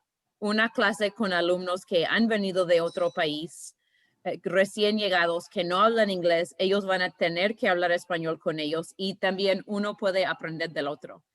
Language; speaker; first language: Spanish; early bilingual, heritage; Spanish